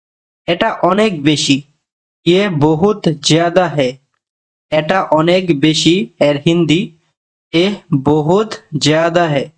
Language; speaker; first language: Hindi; non-native, learner; Bangla